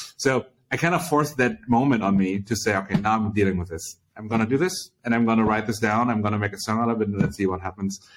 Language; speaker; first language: English; early bilingual, other home language; Chinese